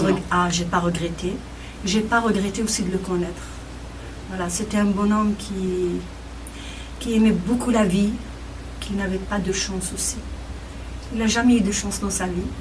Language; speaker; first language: French; non-native, local second language; Kabyle